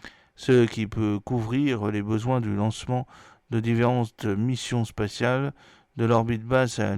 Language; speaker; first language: French; native; French